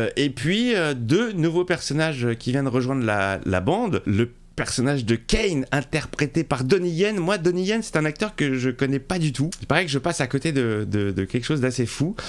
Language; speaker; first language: French; native; French